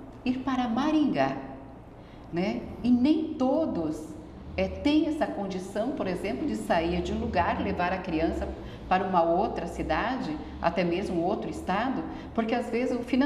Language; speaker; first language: Portuguese; native; Portuguese